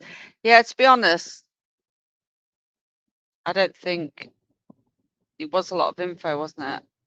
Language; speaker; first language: English; native; English